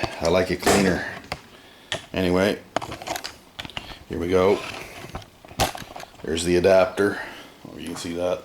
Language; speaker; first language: English; native; English